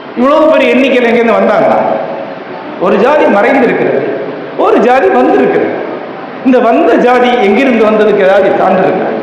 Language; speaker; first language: Tamil; non-native, local second language; Malayalam